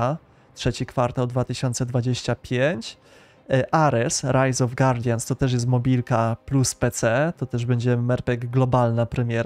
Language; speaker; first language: Polish; native; Polish